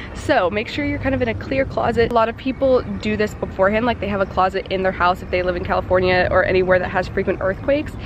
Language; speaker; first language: English; native; English